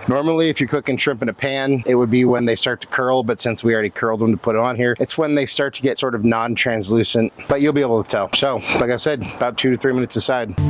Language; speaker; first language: English; native; English